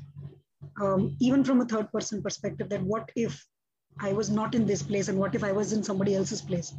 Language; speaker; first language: English; non-native, local second language; Gujarati